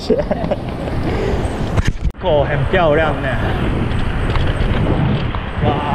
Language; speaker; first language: Chinese; non-native, learner; Japanese